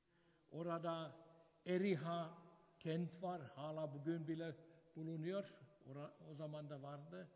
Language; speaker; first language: Turkish; non-native, fluent; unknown